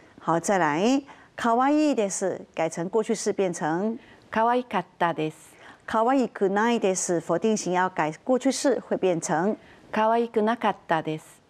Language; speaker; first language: Japanese; non-native, fluent; Chinese